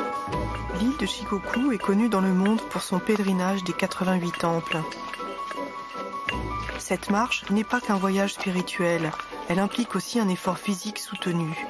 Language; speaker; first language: French; native; French